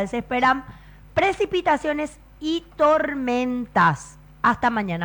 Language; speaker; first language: Spanish; native; Spanish